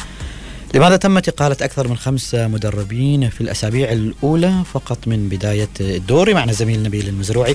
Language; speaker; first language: Arabic; native; Arabic